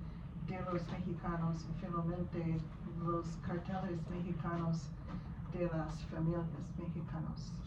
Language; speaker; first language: Spanish; non-native, learner; English